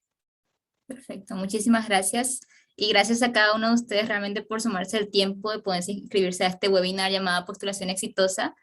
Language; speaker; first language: Spanish; native; Spanish